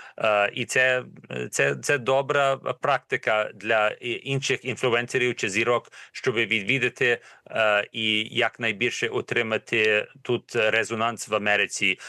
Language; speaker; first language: Ukrainian; early bilingual, heritage; Ukrainian